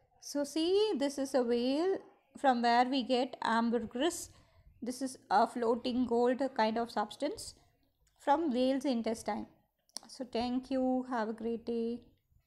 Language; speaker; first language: English; non-native, local second language; Tamil